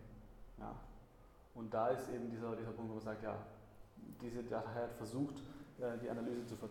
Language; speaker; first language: German; native; German